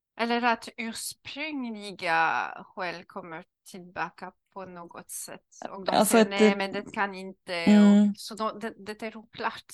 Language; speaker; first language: Swedish; non-native, learner; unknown